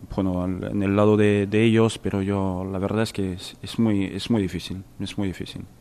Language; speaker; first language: Spanish; non-native, fluent; French